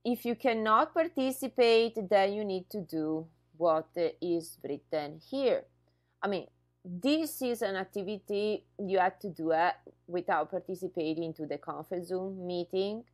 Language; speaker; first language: English; non-native, fluent; Italian